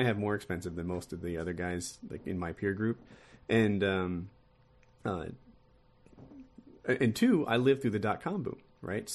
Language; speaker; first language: English; native; English